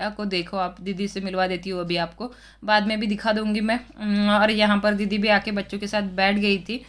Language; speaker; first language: Hindi; non-native, local second language; Marathi